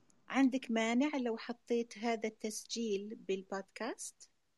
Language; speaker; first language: Arabic; native; Arabic